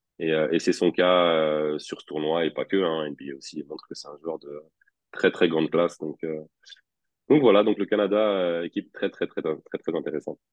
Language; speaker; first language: French; native; French